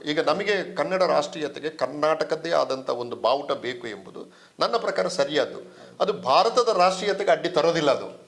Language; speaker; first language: Kannada; native; Kannada